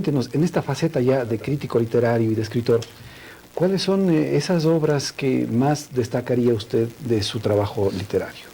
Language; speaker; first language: Spanish; native; Spanish